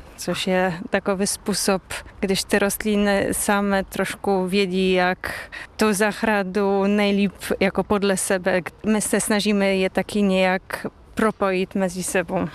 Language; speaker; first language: Czech; non-native, fluent; Polish